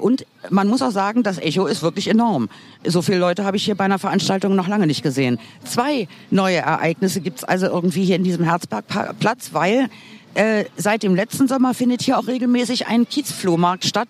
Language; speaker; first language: German; native; German